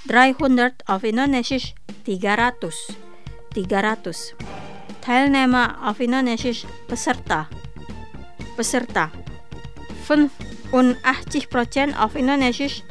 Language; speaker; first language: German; non-native, fluent; Indonesian